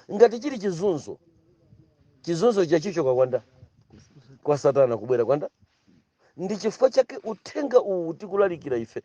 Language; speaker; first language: Nyanja; non-native, local second language; Tumbuka